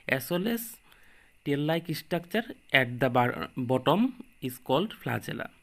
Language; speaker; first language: English; non-native, local second language; Bangla